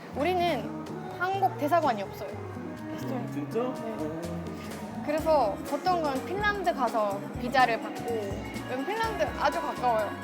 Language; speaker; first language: Korean; non-native, fluent; Estonian